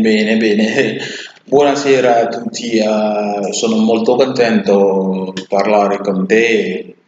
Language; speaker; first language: Italian; non-native, learner; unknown